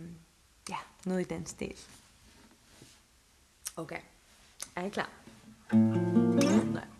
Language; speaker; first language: Danish; non-native, local second language; Faroese